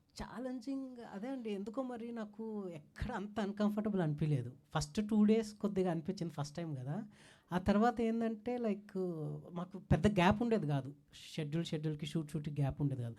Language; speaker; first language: Telugu; native; Telugu